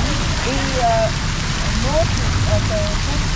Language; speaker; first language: Russian; non-native, learner; Vietnamese